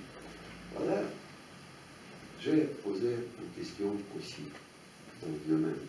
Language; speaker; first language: French; non-native, fluent; Russian